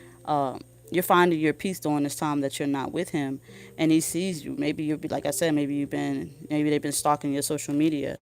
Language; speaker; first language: English; native; English